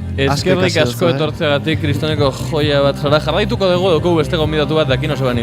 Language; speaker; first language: Basque; native; Basque